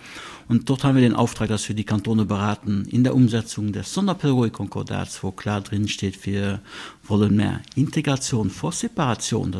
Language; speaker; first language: German; non-native, local second language; Luxembourgish